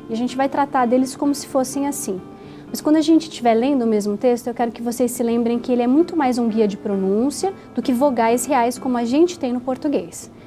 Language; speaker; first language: Portuguese; native; Portuguese